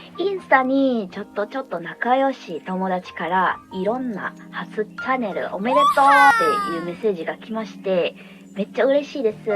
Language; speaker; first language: Japanese; non-native, fluent; Indonesian